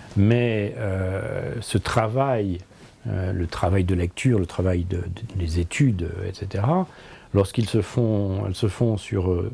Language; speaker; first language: French; native; French